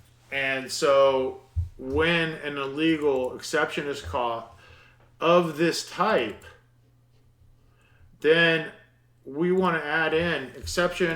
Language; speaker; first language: English; native; English